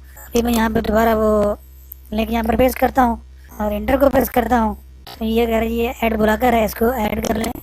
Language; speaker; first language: Urdu; non-native, local second language; Punjabi